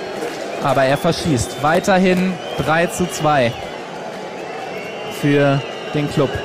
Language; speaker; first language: German; native; German